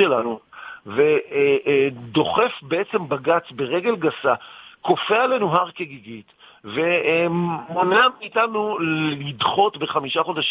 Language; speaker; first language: Hebrew; native; Hebrew